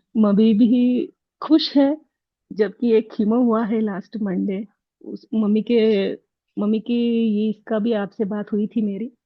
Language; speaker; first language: Hindi; non-native, local second language; Kannada